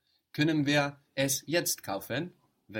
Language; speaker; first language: German; non-native, fluent; English